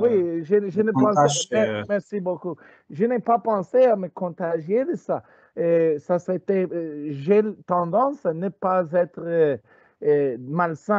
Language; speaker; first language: French; non-native, learner; Spanish